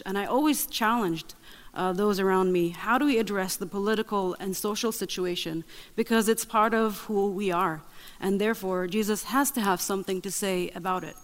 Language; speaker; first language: English; non-native, fluent; Arabic